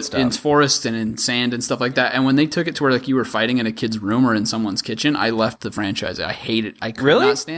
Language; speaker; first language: English; native; English